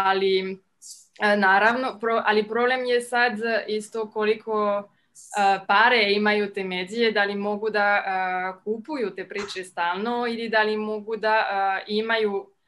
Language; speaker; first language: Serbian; non-native, fluent; French